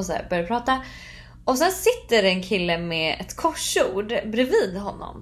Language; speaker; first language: Swedish; native; Swedish